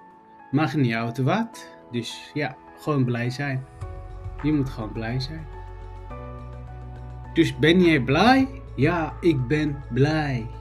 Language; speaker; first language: Dutch; non-native, fluent; Tigrinya